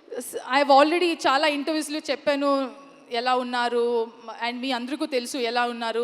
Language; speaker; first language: Telugu; non-native, learner; Kannada